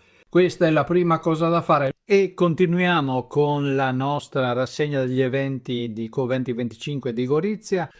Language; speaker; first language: Italian; native; Italian